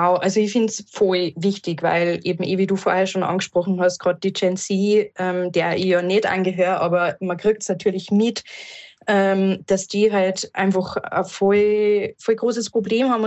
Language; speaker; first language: German; native; German